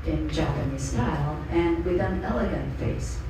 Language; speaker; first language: English; non-native, fluent; Japanese